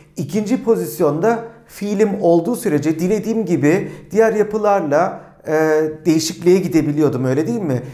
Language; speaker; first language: Turkish; native; Turkish